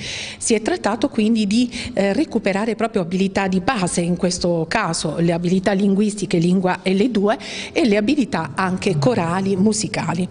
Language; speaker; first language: Italian; native; Italian